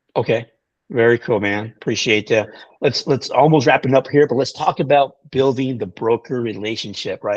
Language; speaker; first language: English; native; English